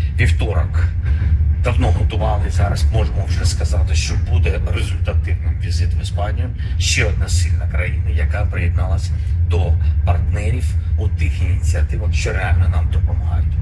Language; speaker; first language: Ukrainian; non-native, local second language; Russian